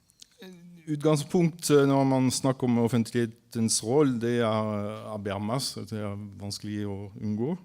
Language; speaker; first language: Norwegian; non-native, fluent; French